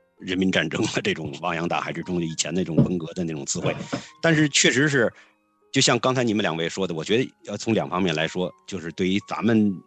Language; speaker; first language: Chinese; native; Chinese